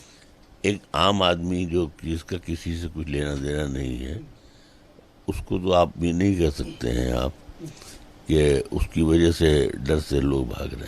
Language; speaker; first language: Hindi; native; Hindi